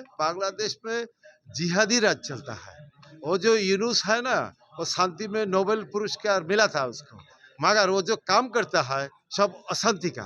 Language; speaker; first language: Hindi; non-native, learner; Bangla